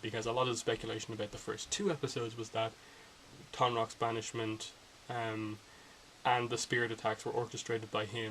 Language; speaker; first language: English; native; English